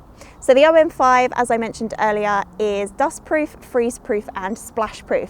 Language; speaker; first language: English; native; English